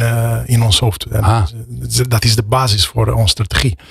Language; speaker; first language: Dutch; non-native, fluent; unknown